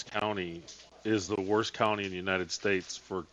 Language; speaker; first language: English; native; English